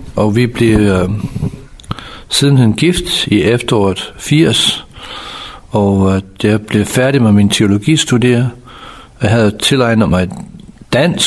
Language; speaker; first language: Danish; non-native, fluent; English